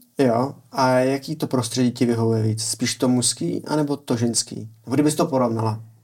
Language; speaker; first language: Czech; native; Czech